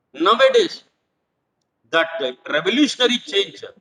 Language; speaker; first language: English; non-native, local second language; Telugu